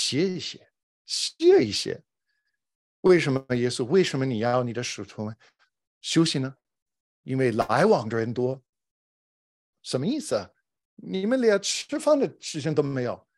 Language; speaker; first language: Chinese; non-native, fluent; English